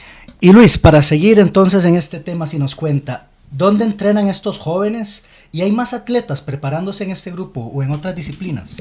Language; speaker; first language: Spanish; native; Spanish